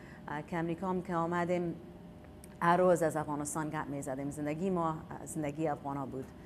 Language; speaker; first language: Persian; early bilingual, heritage; Persian